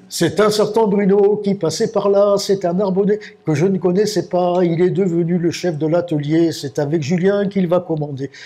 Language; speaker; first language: French; native; French